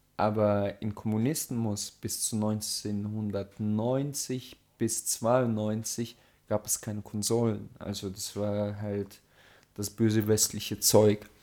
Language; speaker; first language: German; early bilingual, other home language; Russian